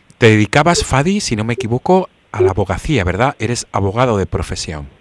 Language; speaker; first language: Spanish; native; Spanish